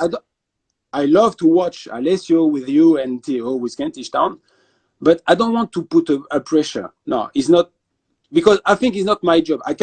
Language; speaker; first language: English; non-native, fluent; French